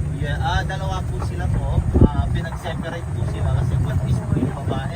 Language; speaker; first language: Filipino; non-native, local second language; Iloko